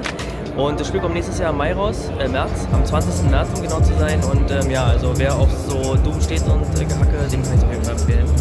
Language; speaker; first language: German; native; German